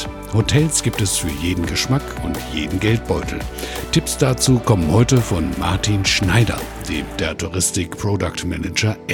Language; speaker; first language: German; native; German